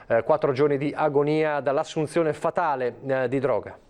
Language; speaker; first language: Italian; native; Italian